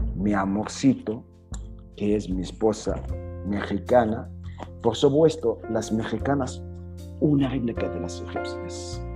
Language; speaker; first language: Spanish; non-native, fluent; Arabic